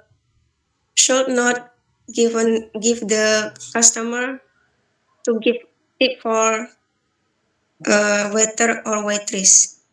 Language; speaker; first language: English; non-native, learner; Balinese